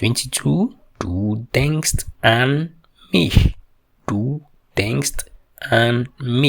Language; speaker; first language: German; non-native, fluent; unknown